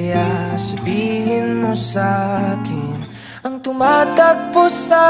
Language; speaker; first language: Filipino; native; Filipino